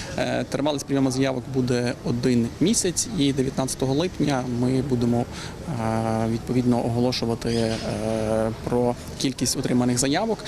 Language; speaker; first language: Ukrainian; native; Ukrainian